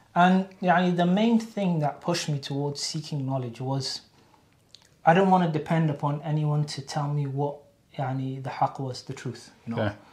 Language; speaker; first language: English; native; English